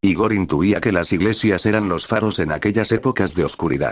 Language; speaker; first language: Spanish; native; Spanish